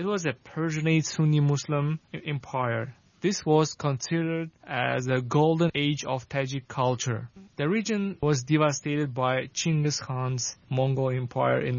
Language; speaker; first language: English; non-native, fluent; Tajik